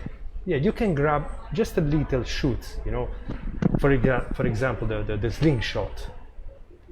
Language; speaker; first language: English; non-native, fluent; Italian